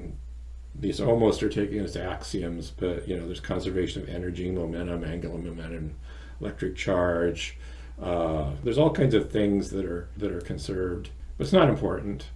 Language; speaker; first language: English; native; English